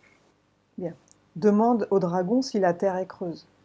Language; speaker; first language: French; native; French